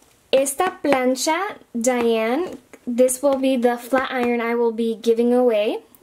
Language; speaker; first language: English; early bilingual, other home language; Spanish